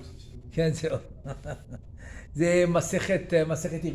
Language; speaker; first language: Hebrew; non-native, fluent; French